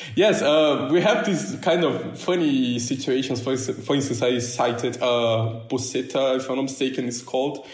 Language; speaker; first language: English; non-native, fluent; Portuguese